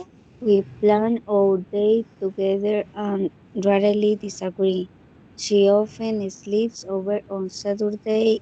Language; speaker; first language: English; non-native, learner; Spanish